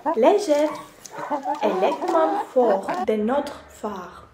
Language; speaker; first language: French; non-native, learner; Greek